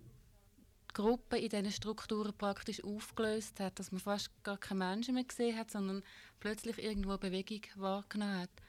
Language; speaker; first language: German; native; German